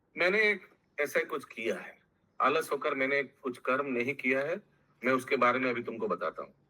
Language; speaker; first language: Hindi; non-native, local second language; Bangla